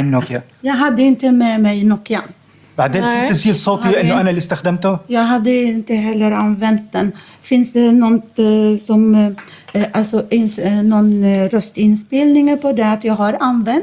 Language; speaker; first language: Swedish; non-native, fluent; Arabic